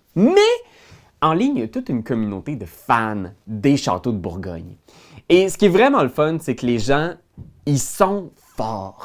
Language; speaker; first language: French; native; French